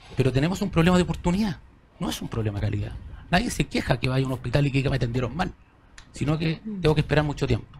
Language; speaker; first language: Spanish; native; Spanish